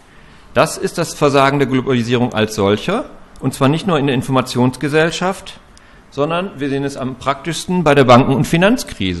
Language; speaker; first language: German; native; German